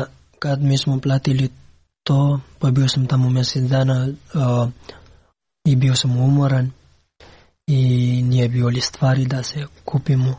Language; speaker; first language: Serbian; non-native, learner; Pashto